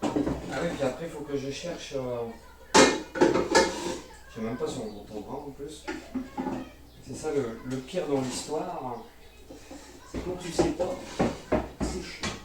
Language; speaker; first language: French; native; French